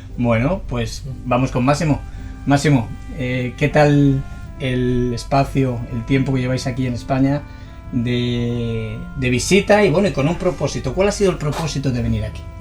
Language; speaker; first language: Spanish; native; Spanish